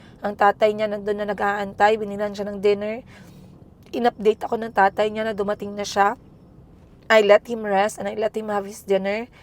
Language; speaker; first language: Filipino; non-native, local second language; Cebuano